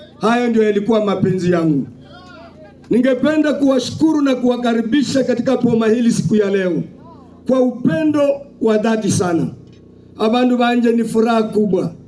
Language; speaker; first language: Swahili; non-native, local second language; Luyia